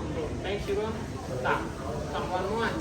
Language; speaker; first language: English; non-native, learner; Khmer